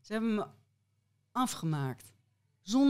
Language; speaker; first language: Dutch; native; Dutch